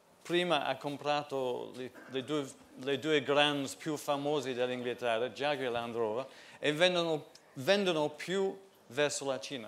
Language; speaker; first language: Italian; non-native, fluent; English